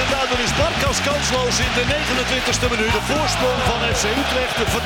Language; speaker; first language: Dutch; native; Dutch